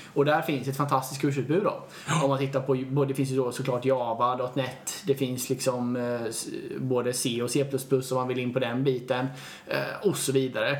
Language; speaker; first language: Swedish; native; Swedish